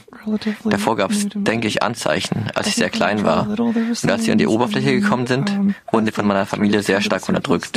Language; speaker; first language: German; non-native, fluent; English